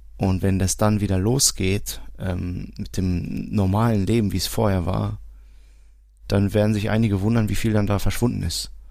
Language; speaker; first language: German; early bilingual, other home language; Portuguese